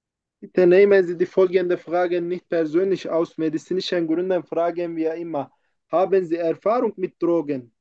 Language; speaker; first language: German; non-native, learner; Turkish